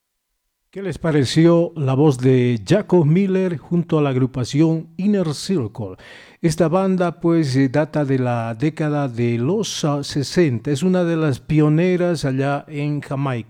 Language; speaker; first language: Spanish; native; Spanish